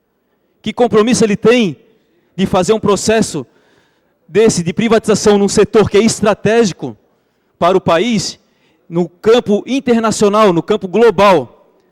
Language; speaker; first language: Portuguese; native; Portuguese